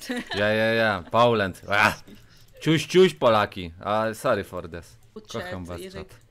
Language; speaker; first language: English; non-native, learner; Polish